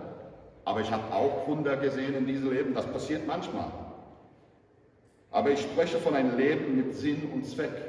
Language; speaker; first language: German; non-native, fluent; English